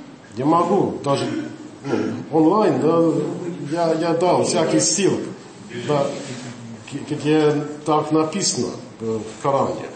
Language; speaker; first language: Russian; non-native, fluent; English